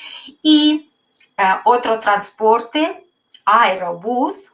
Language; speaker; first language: Spanish; non-native, fluent; Russian